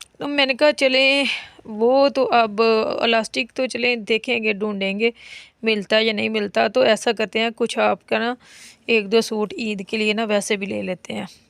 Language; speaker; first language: Urdu; non-native, local second language; Punjabi